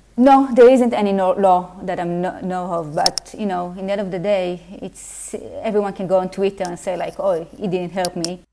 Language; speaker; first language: English; non-native, fluent; Hebrew